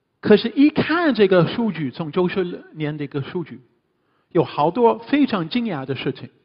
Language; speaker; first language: Chinese; non-native, fluent; English